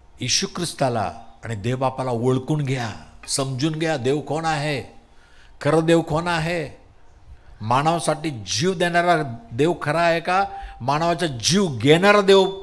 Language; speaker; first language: Marathi; non-native, local second language; Tamil